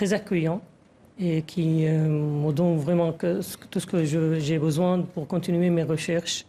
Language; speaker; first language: French; non-native, fluent; Arabic